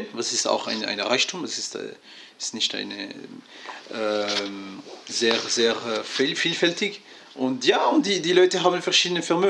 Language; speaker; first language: German; non-native, fluent; French